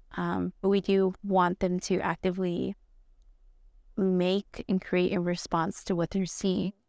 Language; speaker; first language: English; early bilingual, other home language; Spanish